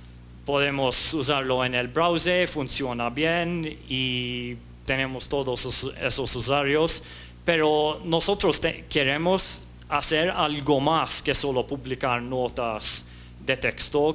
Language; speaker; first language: Spanish; non-native, fluent; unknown